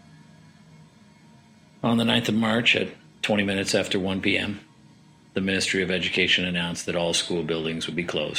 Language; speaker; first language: English; native; English